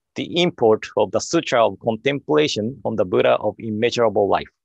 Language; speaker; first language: English; non-native, fluent; Japanese